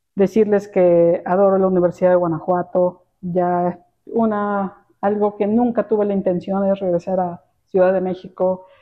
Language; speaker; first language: Spanish; native; Spanish